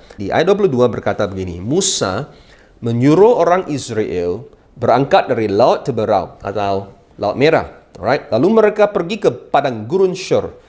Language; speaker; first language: Malay; non-native, local second language; Chinese